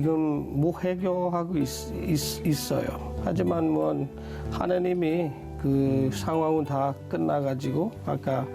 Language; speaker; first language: Korean; non-native, learner; S'gaw Karen